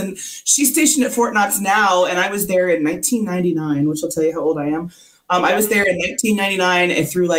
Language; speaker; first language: English; native; English